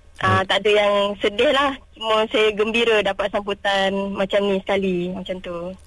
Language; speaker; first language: Malay; non-native, local second language; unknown